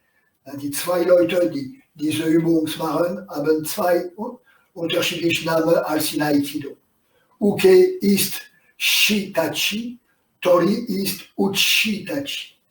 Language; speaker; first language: German; non-native, learner; French